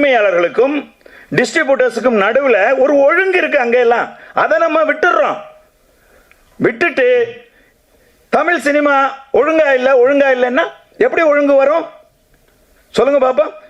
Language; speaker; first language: Tamil; native; Tamil